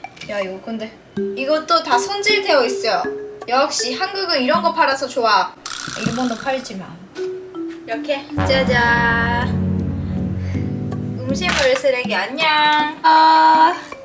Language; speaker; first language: Korean; non-native, fluent; Japanese